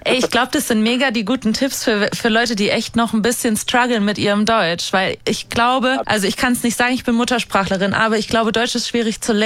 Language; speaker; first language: German; native; German